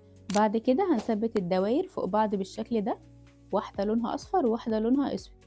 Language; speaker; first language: Arabic; native; Arabic